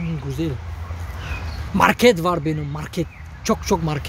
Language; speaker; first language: Turkish; non-native, learner; Tajik